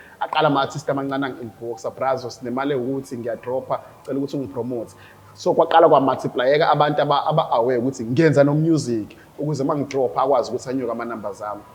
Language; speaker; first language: Zulu; native; Zulu